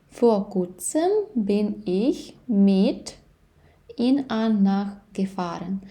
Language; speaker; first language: German; non-native, fluent; Ukrainian